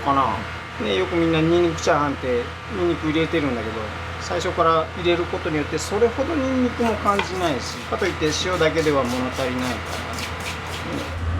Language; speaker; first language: Japanese; native; Japanese